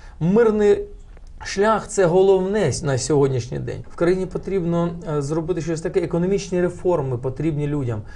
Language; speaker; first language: Ukrainian; non-native, local second language; Russian